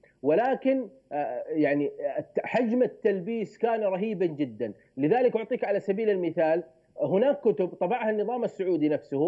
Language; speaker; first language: Arabic; native; Arabic